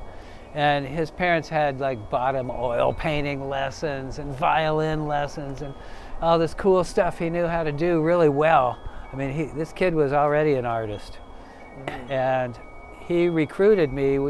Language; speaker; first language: English; native; English